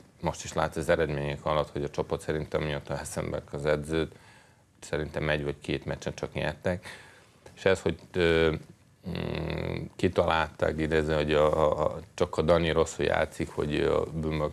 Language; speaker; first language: Hungarian; non-native, fluent; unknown